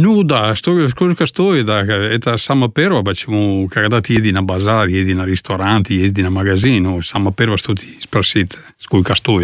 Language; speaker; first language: Russian; non-native, learner; Italian